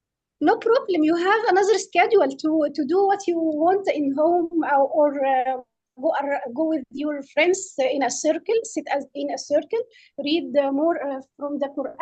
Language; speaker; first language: English; non-native, fluent; Arabic